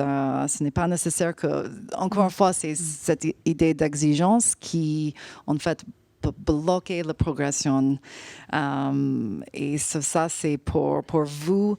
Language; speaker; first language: French; non-native, fluent; English